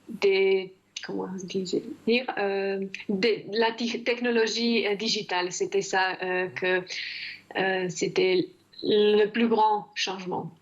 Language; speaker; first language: French; non-native, fluent; Croatian